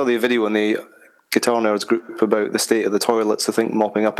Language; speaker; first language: English; native; English